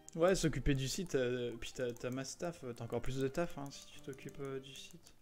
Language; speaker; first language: French; native; French